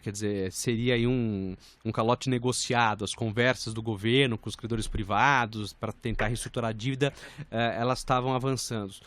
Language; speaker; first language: Portuguese; native; Portuguese